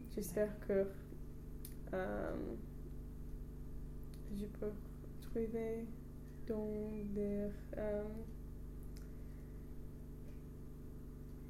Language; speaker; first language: French; non-native, learner; English